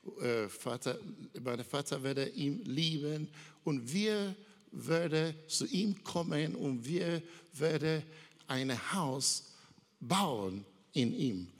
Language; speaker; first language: German; non-native, learner; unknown